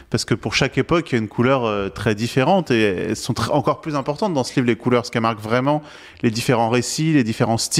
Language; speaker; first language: French; native; French